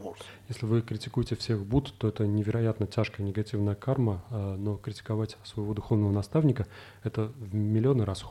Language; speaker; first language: Russian; native; Russian